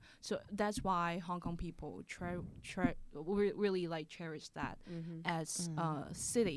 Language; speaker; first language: English; non-native, local second language; Cantonese